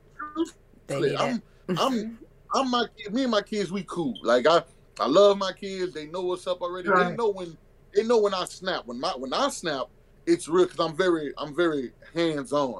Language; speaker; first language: English; native; English